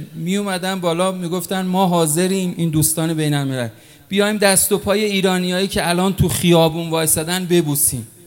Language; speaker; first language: Persian; native; Persian